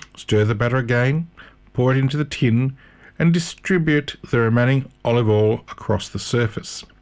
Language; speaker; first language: English; early bilingual, other home language; Italian